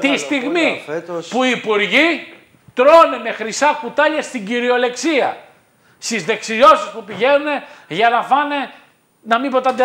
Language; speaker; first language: Greek; native; Greek